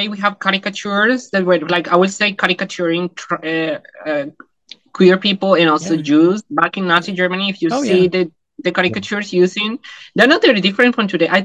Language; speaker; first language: English; non-native, fluent; Spanish